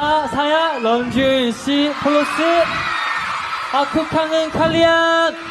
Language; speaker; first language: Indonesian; non-native, learner; Korean